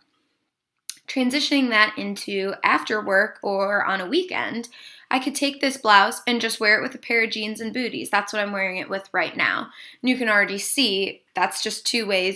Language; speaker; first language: English; native; English